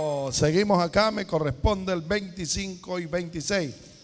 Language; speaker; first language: Spanish; native; Spanish